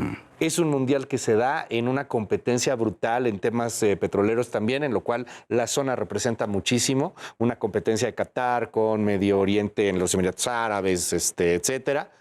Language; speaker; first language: Spanish; native; Spanish